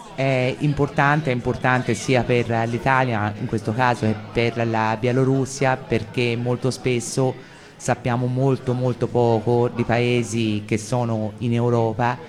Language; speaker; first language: Italian; native; Italian